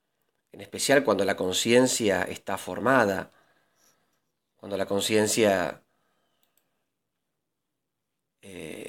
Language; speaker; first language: Spanish; native; Spanish